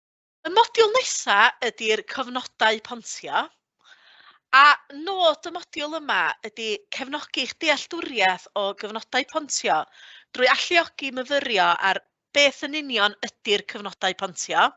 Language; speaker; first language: Welsh; native; Welsh